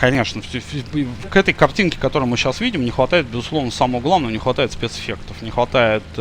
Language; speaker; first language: Russian; native; Russian